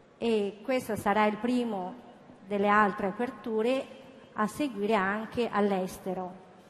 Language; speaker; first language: Italian; early bilingual, other home language; Chinese